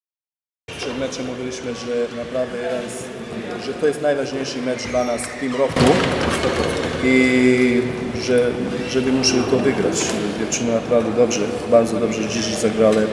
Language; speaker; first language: Polish; non-native, fluent; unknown